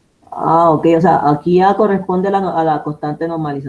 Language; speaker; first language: Spanish; native; Spanish